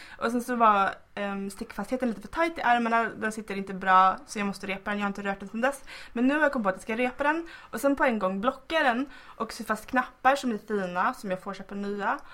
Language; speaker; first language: Swedish; native; Swedish